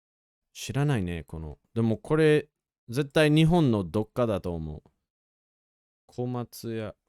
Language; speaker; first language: Japanese; non-native, fluent; English